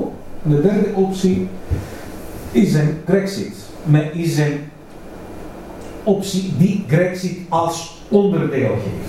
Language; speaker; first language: Dutch; non-native, fluent; Greek